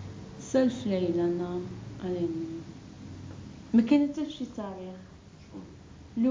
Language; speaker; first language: Dutch; non-native, learner; Arabic